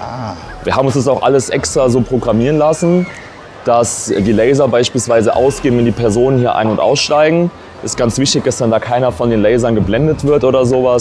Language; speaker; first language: German; native; German